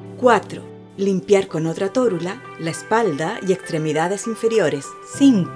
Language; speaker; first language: Spanish; native; Spanish